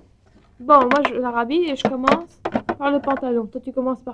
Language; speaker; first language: French; native; French